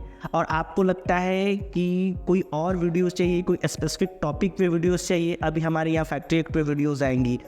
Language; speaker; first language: Hindi; native; Hindi